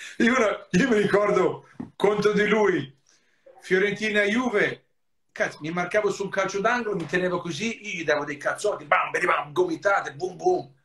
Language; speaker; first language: Italian; early bilingual, heritage; Italian